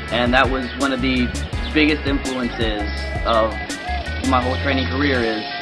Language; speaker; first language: English; native; English